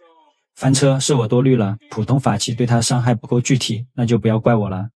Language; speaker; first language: Chinese; native; Chinese